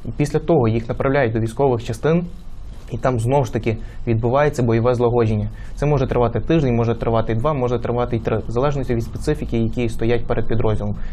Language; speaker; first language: Ukrainian; native; Ukrainian